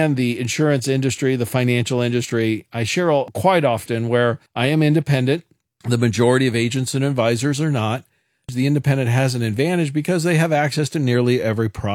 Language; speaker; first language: English; native; English